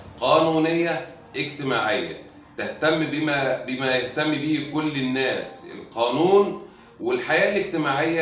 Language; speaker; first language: Arabic; native; Arabic